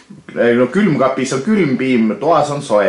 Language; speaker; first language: Estonian; native; Estonian